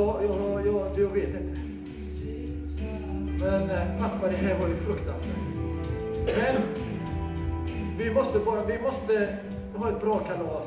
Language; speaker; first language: Swedish; native; Swedish